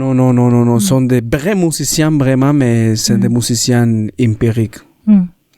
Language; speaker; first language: French; non-native, learner; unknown